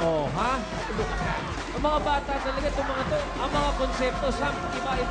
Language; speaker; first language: Filipino; native; Filipino